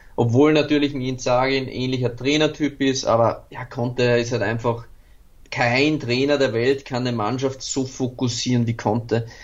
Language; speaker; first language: German; native; German